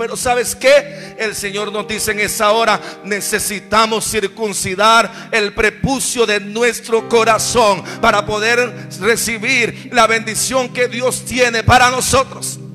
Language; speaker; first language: Spanish; native; Spanish